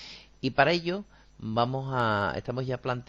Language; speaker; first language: Spanish; native; Spanish